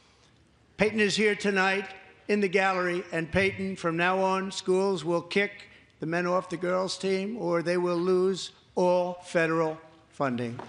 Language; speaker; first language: English; native; English